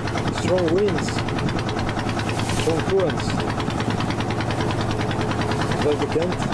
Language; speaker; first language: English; non-native, learner; Dutch